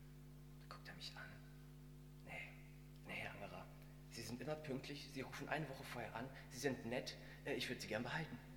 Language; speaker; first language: German; native; German